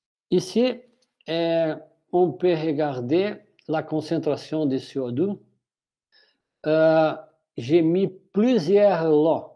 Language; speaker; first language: French; non-native, fluent; Portuguese